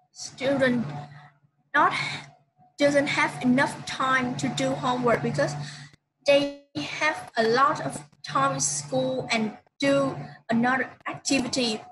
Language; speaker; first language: English; non-native, learner; Vietnamese